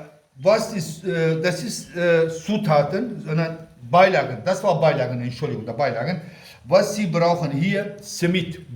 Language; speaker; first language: German; non-native, local second language; Kurdish